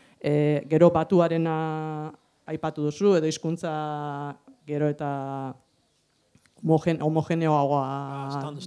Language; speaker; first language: Basque; native; Basque